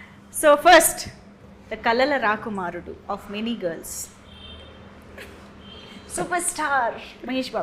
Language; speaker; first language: Telugu; native; Telugu